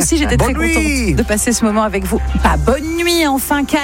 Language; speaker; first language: French; native; French